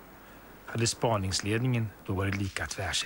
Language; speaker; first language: Swedish; native; Swedish